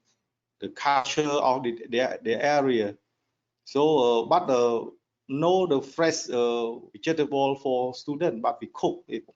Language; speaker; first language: English; non-native, learner; Khmer